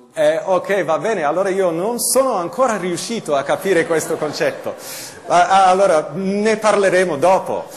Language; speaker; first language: Italian; non-native, fluent; English